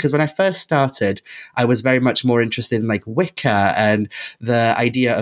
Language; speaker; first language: English; non-native, local second language; Welsh